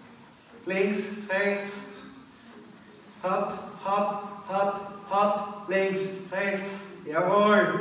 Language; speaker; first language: German; native; German